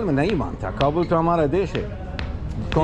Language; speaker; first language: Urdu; non-native, learner; Persian